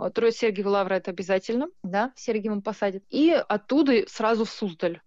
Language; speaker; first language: Russian; native; Russian